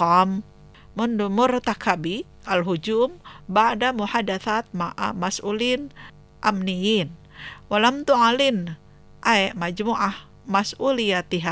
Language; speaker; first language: Arabic; non-native, fluent; Indonesian